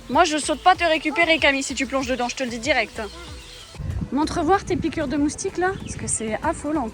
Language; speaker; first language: French; native; French